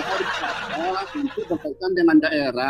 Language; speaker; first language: Indonesian; native; Indonesian